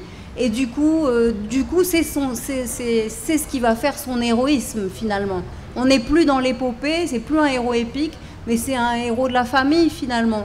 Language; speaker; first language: French; native; French